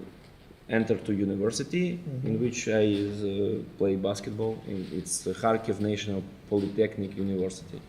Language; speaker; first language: English; non-native, fluent; Ukrainian